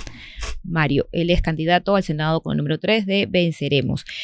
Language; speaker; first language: Spanish; native; Spanish